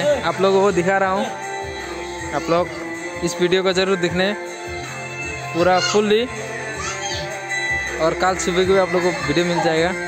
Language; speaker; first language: Hindi; non-native, local second language; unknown